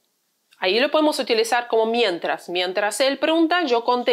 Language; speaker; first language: Spanish; non-native, fluent; Russian